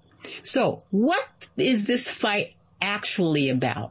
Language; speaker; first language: English; native; English